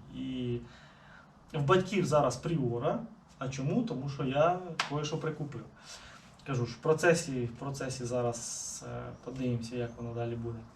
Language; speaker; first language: Ukrainian; non-native, local second language; Russian